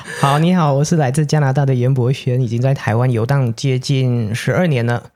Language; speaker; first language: Chinese; non-native, fluent; English